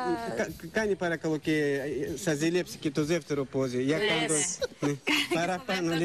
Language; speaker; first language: Greek; non-native, fluent; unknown